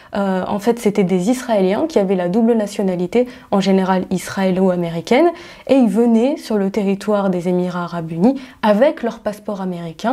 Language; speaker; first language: French; native; French